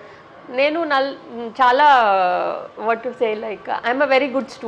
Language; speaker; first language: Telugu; non-native, learner; Malayalam